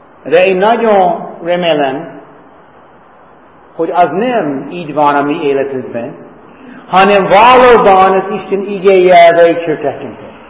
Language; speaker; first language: Hungarian; non-native, learner; English